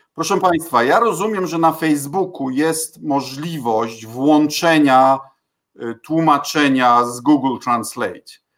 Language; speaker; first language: Polish; native; Polish